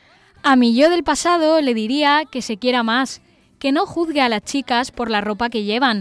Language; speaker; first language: Spanish; native; Spanish